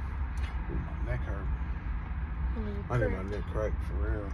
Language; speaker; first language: English; native; English